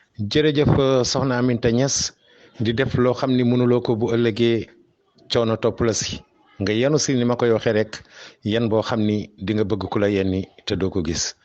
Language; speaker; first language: Wolof; native; Wolof